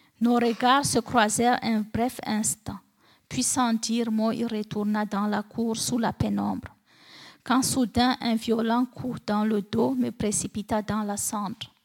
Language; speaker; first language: French; non-native, local second language; Fula